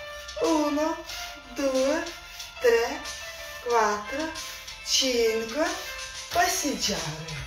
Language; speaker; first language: Italian; non-native, learner; Russian